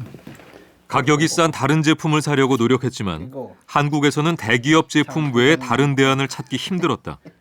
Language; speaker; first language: Korean; native; Korean